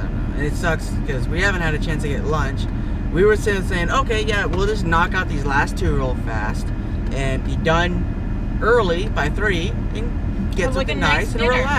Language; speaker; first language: English; native; English